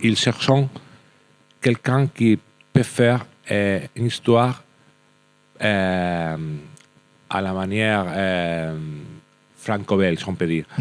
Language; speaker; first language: French; non-native, learner; Spanish